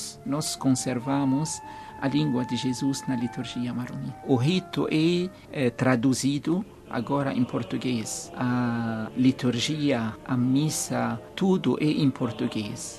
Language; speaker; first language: Portuguese; non-native, fluent; Arabic